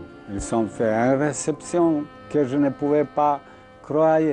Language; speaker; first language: French; non-native, fluent; Serbian